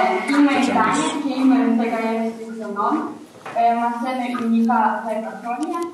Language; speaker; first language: Greek; non-native, learner; Russian